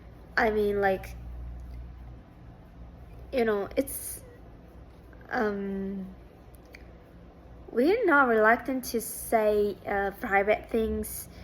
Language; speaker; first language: English; non-native, fluent; Japanese